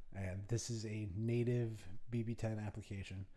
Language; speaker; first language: English; native; English